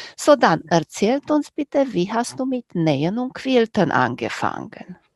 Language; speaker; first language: German; non-native, fluent; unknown